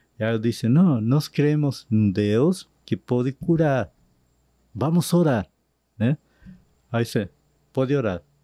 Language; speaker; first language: Portuguese; non-native, fluent; Spanish